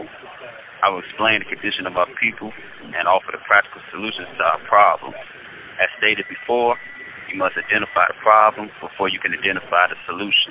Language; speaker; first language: English; native; English